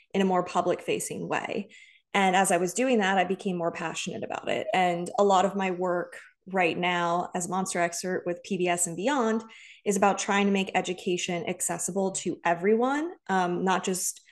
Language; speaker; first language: English; native; English